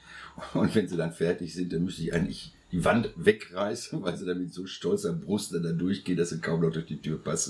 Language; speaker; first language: German; native; German